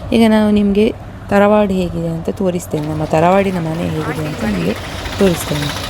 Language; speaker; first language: Kannada; non-native, local second language; Malayalam